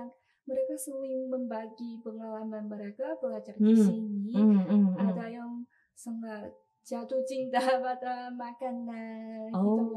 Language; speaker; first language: Indonesian; non-native, learner; Chinese